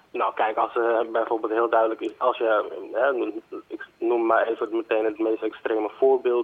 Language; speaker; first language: Dutch; native; Dutch